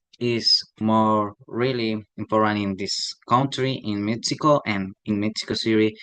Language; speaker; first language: English; non-native, learner; Spanish